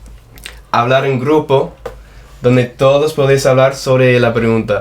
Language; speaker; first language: Spanish; non-native, fluent; English